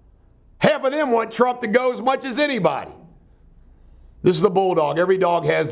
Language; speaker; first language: English; native; English